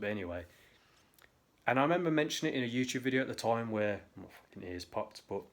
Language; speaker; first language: English; native; English